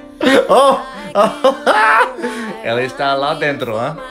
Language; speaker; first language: Portuguese; non-native, fluent; English